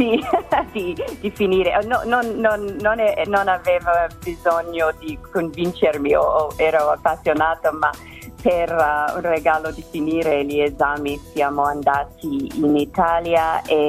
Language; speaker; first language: Italian; non-native, learner; English